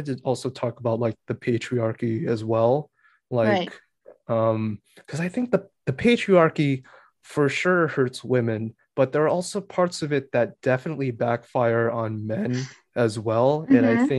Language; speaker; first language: English; native; English